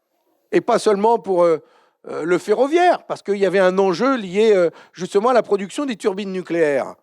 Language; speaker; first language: French; native; French